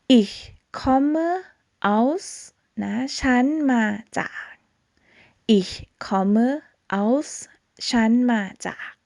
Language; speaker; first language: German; non-native, fluent; Thai